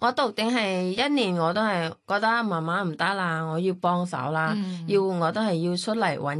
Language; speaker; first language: Cantonese; non-native, fluent; Thai